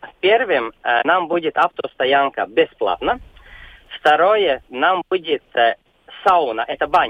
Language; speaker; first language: Russian; non-native, local second language; Latvian